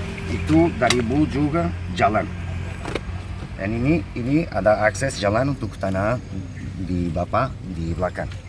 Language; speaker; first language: Indonesian; non-native, learner; English